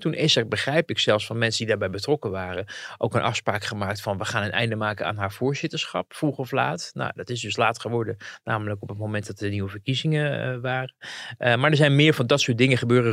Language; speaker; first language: Dutch; native; Dutch